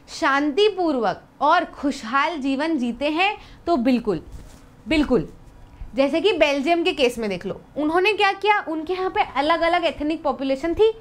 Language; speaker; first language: Hindi; native; Hindi